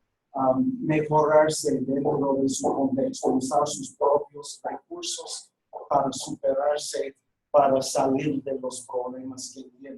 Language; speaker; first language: Spanish; non-native, fluent; English